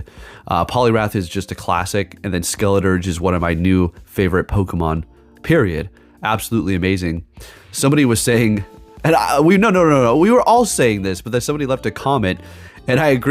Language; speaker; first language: English; native; English